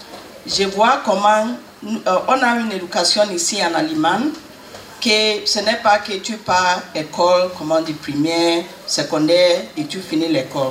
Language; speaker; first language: French; non-native, learner; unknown